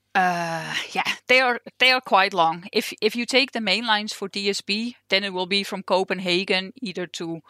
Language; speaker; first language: English; non-native, fluent; Dutch